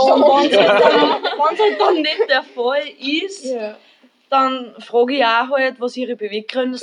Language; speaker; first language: German; native; German